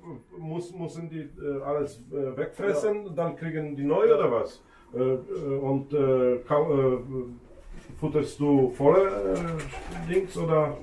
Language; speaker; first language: German; non-native, fluent; Polish